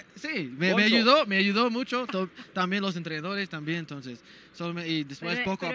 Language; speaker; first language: Spanish; non-native, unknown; English